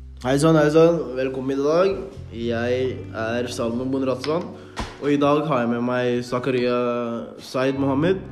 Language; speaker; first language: Norwegian; early bilingual, other home language; Thai